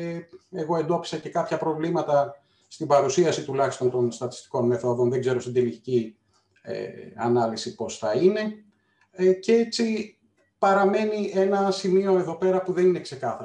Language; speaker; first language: Greek; native; Greek